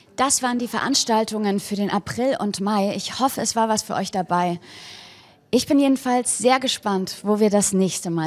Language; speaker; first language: German; native; German